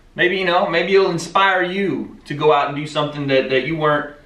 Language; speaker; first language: English; native; English